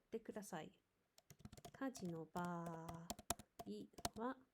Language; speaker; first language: Japanese; non-native, learner; English